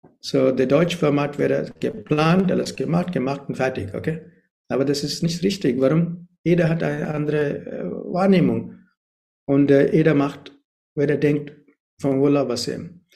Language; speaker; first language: German; non-native, learner; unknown